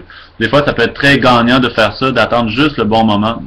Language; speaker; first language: French; native; French